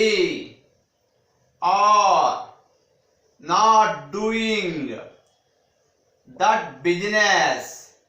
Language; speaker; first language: English; non-native, local second language; Telugu